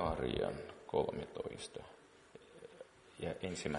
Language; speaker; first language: Finnish; non-native, learner; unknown